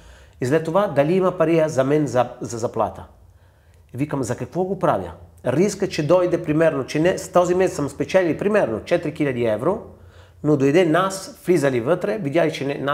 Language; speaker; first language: Bulgarian; non-native, fluent; Italian